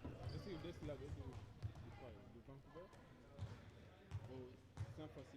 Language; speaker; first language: Portuguese; non-native, learner; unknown